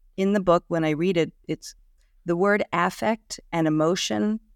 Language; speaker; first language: English; native; English